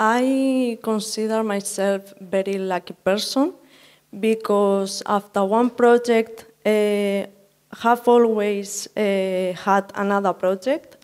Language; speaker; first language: English; non-native, learner; Spanish